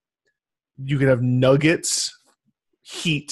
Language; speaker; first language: English; native; English